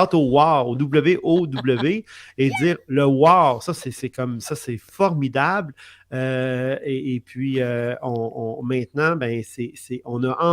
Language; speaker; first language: French; native; French